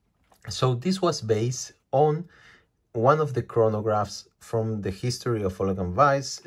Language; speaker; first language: English; non-native, fluent; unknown